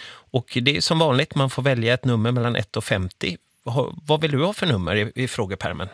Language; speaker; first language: Swedish; native; Swedish